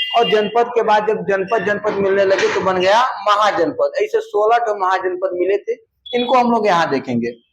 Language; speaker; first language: Hindi; native; Hindi